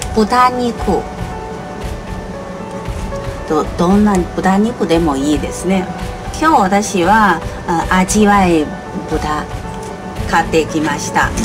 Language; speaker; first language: Japanese; non-native, learner; Chinese